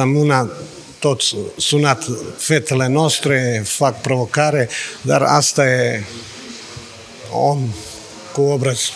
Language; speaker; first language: Romanian; non-native, learner; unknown